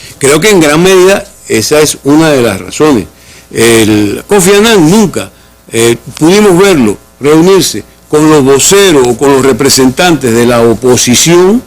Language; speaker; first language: Spanish; native; Spanish